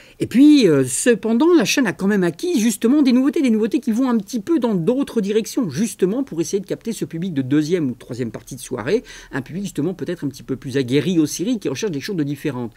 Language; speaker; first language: French; native; French